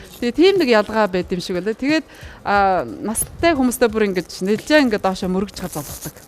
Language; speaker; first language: Mongolian; native; Mongolian